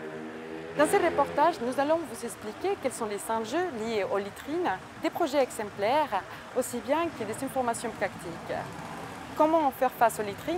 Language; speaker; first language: French; native; French